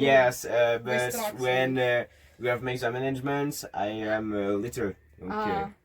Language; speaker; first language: English; non-native, learner; French